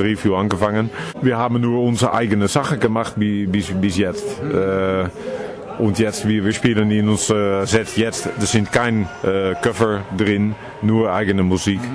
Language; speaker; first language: German; non-native, fluent; Dutch